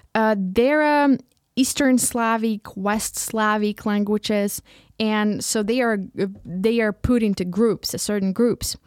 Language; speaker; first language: English; non-native, fluent; Ukrainian